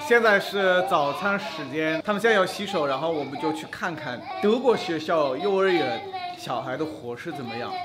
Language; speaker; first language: Chinese; non-native, fluent; German